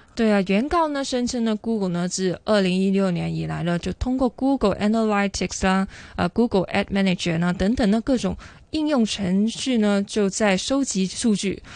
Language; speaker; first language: Chinese; non-native, local second language; Cantonese